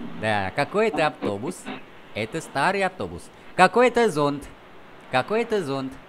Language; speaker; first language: Russian; non-native, fluent; Vietnamese